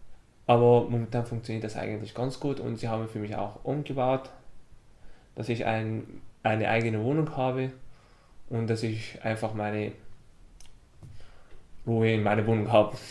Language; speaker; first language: German; early bilingual, other home language; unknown